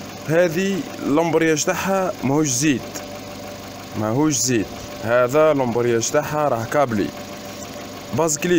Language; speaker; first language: Arabic; native; Arabic